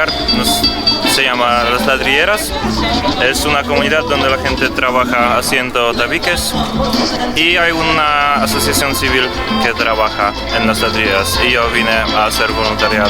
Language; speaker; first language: Spanish; non-native, fluent; Polish